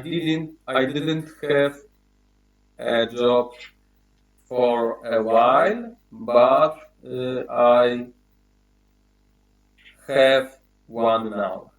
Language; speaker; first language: English; non-native, learner; Polish